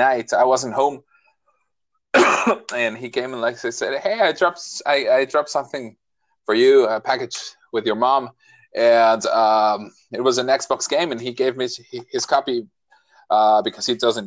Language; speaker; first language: English; non-native, fluent; Spanish